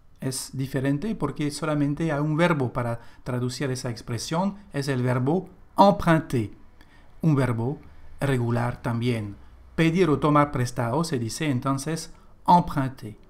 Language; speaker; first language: Spanish; non-native, fluent; French